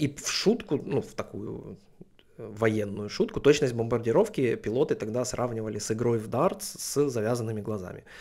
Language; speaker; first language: Russian; native; Russian